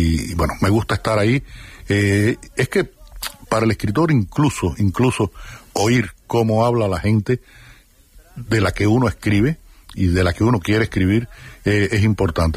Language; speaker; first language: Spanish; native; Spanish